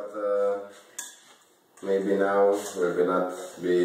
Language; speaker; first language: English; non-native, learner; Hungarian